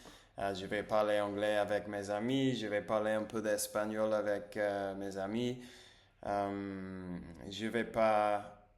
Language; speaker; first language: French; non-native, learner; English